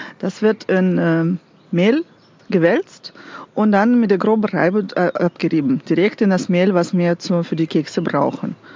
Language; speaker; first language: German; non-native, fluent; Russian